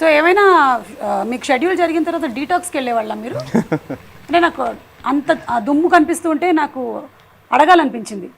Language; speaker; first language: Telugu; native; Telugu